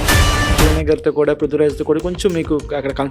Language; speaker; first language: Telugu; native; Telugu